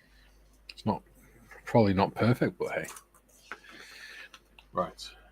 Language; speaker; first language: English; native; English